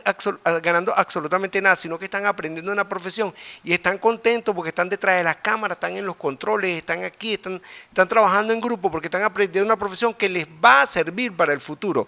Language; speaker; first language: Spanish; native; Spanish